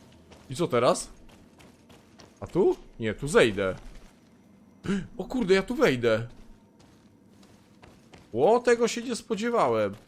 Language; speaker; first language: Polish; native; Polish